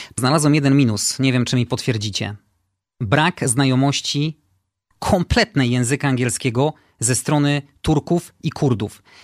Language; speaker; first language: Polish; native; Polish